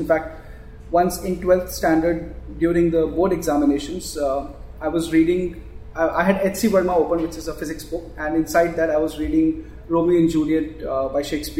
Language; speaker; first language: English; non-native, local second language; Hindi